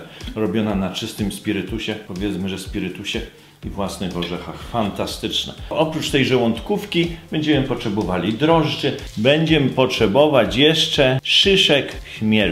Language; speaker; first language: Polish; native; Polish